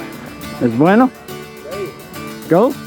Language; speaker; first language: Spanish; non-native, learner; English